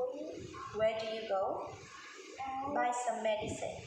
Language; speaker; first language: English; non-native, fluent; Vietnamese